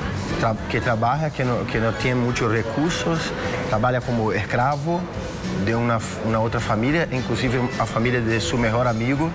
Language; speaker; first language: Spanish; non-native, fluent; Portuguese